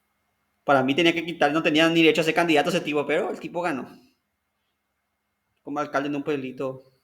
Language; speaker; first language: Spanish; native; Spanish